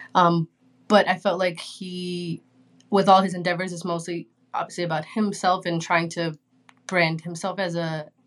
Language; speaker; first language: English; early bilingual, other home language; Spanish